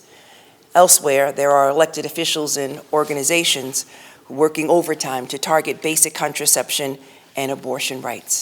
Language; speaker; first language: English; native; English